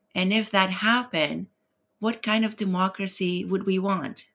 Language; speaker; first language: English; non-native, fluent; Greek